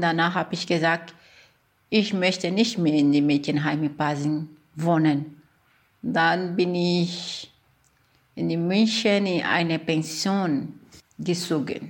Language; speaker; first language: German; early bilingual, other home language; Portuguese